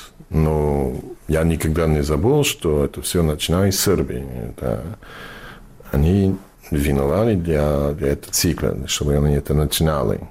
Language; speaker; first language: Russian; non-native, fluent; English